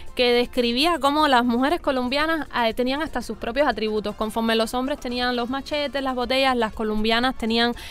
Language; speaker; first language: Spanish; native; Spanish